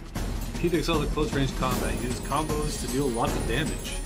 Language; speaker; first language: English; native; English